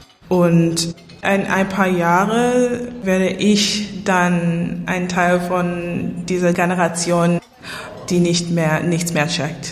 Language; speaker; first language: German; non-native, learner; English